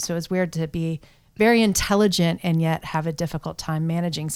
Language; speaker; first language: English; native; English